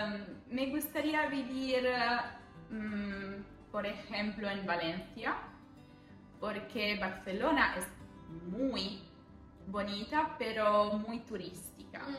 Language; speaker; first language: Spanish; non-native, fluent; Italian